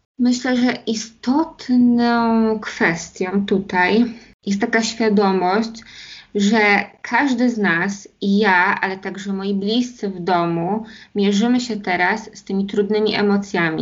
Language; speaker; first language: Polish; native; Polish